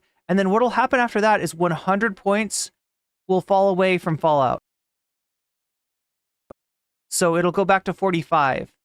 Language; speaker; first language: English; native; English